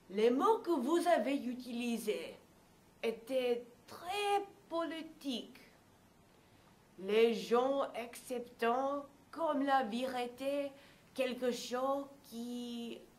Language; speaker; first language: French; non-native, learner; English